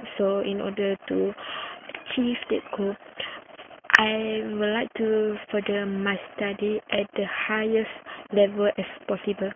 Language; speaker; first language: English; non-native, local second language; Malay